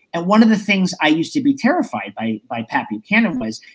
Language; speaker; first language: English; native; English